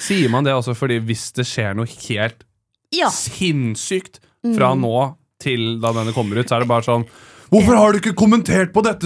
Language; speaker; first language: Norwegian; native; Norwegian